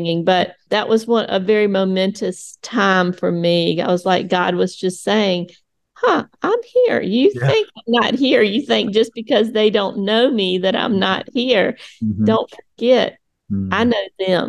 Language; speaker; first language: English; native; English